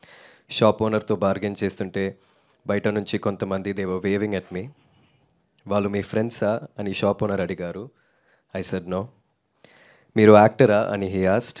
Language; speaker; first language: Telugu; non-native, learner; Tamil